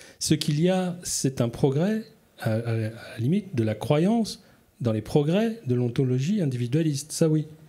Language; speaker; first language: French; native; French